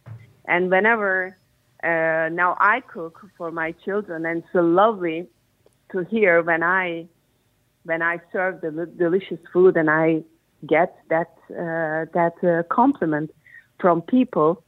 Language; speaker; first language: English; non-native, learner; Turkish